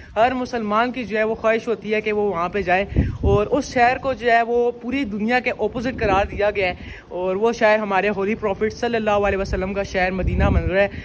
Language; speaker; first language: Urdu; non-native, local second language; Punjabi